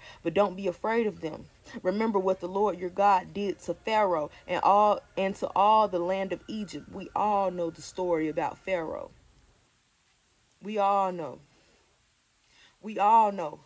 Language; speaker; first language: English; native; English